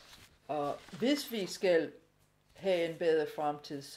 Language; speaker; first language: Danish; non-native, fluent; English